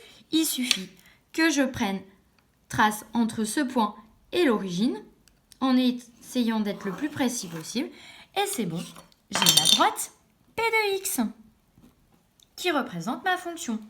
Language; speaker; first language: French; native; French